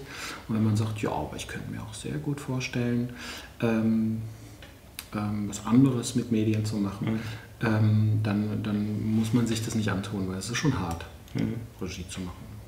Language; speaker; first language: German; native; German